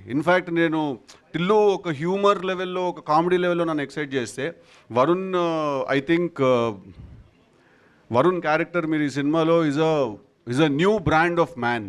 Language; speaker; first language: Telugu; native; Telugu